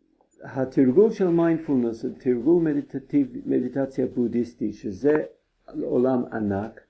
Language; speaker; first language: Hebrew; non-native, fluent; English